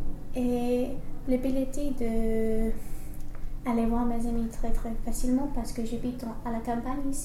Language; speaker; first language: French; non-native, learner; English